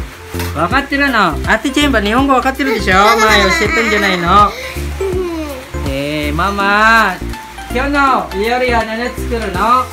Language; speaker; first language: Japanese; non-native, learner; Filipino